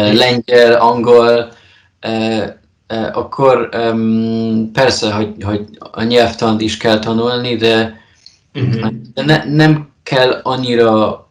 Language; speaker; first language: Hungarian; non-native, learner; Polish